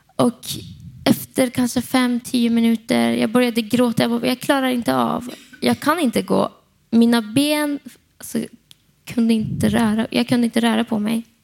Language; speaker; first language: Swedish; non-native, fluent; Persian